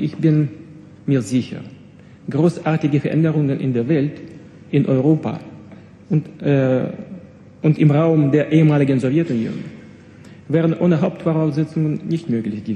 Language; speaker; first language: German; non-native, fluent; Russian